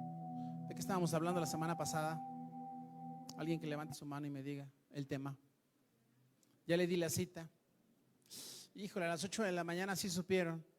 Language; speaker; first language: Spanish; native; Spanish